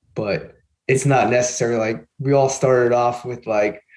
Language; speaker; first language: English; native; English